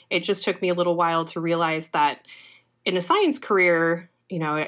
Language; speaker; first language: English; native; English